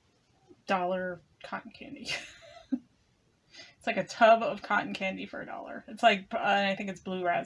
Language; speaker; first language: English; native; English